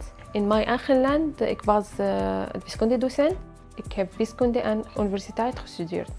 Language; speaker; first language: Dutch; non-native, learner; Arabic